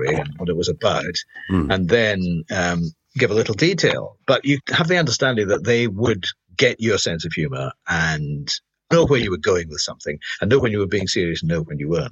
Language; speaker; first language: English; native; English